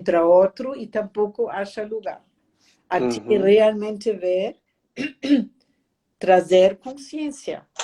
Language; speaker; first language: Portuguese; non-native, fluent; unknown